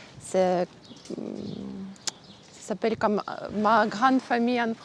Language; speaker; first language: French; non-native, learner; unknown